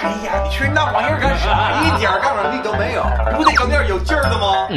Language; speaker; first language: Chinese; native; Chinese